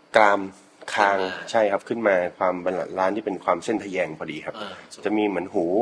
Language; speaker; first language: Thai; native; Thai